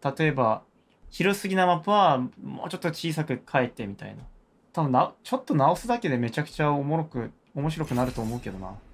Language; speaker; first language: Japanese; non-native, fluent; Korean